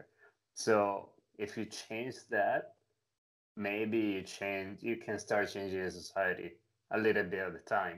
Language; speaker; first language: English; non-native, fluent; Italian